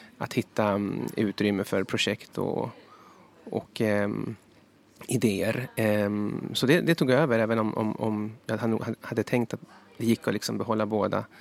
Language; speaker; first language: Swedish; early bilingual, other home language; Spanish